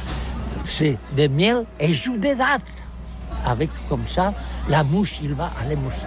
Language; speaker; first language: French; non-native, learner; Catalan